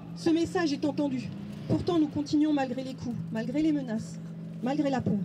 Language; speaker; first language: French; native; French